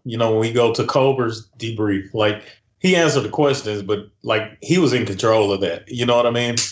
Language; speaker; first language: English; native; English